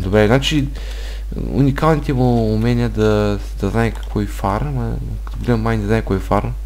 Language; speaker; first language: Bulgarian; native; Bulgarian